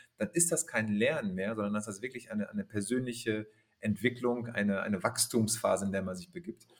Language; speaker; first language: German; native; German